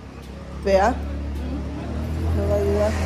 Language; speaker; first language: Spanish; native; Spanish